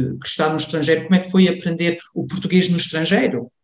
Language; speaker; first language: Portuguese; early bilingual, heritage; German